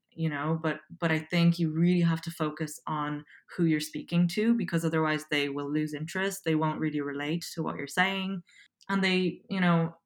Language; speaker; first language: English; native; English